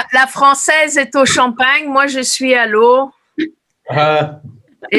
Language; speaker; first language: French; native; French